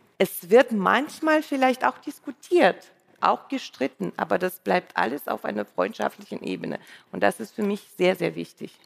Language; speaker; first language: German; non-native, fluent; Russian